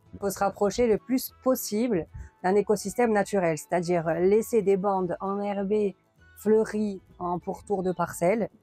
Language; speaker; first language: French; native; French